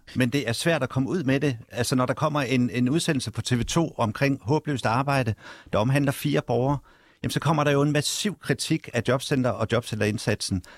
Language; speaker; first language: Danish; native; Danish